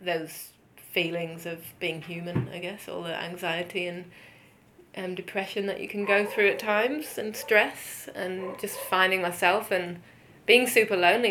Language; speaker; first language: English; native; English